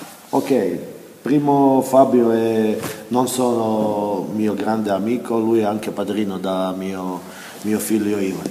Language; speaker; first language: Italian; non-native, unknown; Croatian